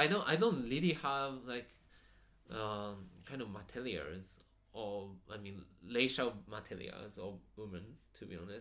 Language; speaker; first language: English; non-native, fluent; Japanese